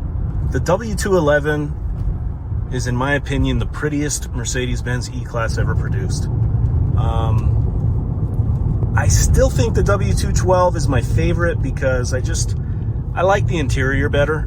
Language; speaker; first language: English; native; English